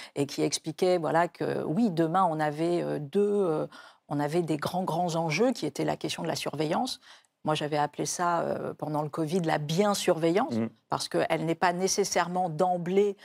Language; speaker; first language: French; native; French